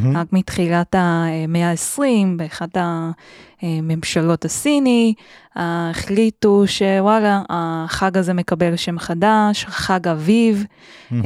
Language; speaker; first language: Hebrew; non-native, fluent; Chinese